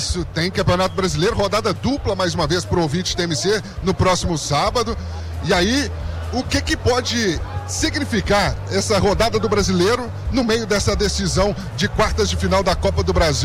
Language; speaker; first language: Portuguese; native; Portuguese